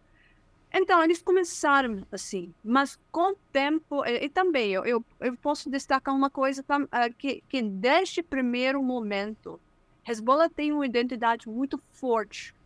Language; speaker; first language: Portuguese; non-native, fluent; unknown